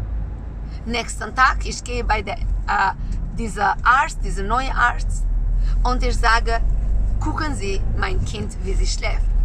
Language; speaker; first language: German; non-native, learner; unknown